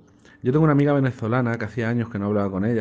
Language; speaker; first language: Spanish; native; Spanish